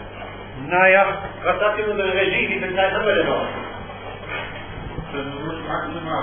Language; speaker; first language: German; native; German